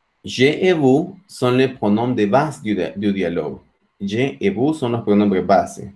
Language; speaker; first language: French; non-native, fluent; Spanish